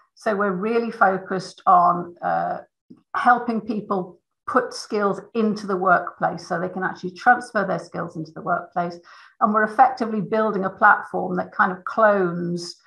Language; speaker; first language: English; native; English